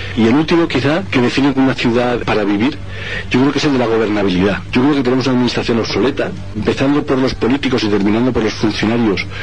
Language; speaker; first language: Spanish; native; Spanish